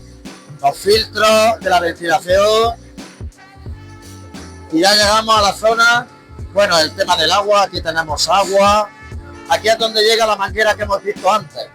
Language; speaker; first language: Spanish; native; Spanish